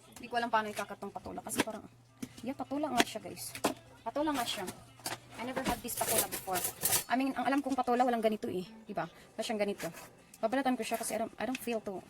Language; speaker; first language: Filipino; non-native, local second language; Waray